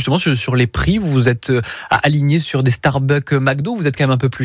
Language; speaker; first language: French; native; French